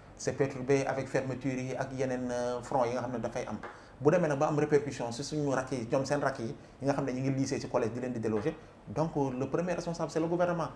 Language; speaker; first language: French; non-native, local second language; Wolof